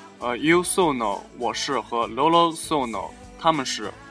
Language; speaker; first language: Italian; non-native, fluent; Chinese